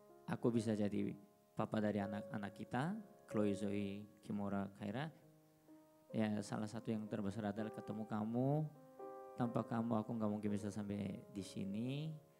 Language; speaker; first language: Indonesian; non-native, fluent; Korean